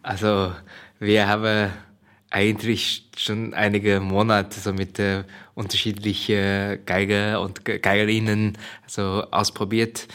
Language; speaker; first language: German; non-native, learner; Chinese